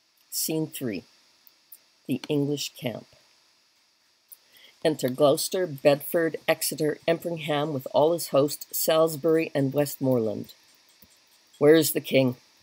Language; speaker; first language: English; native; English